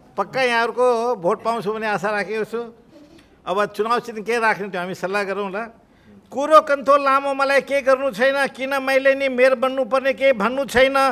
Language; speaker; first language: Nepali; non-native, local second language; Marwari